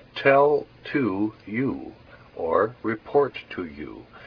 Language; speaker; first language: English; native; English